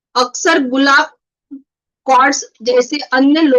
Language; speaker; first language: Hindi; non-native, local second language; Marathi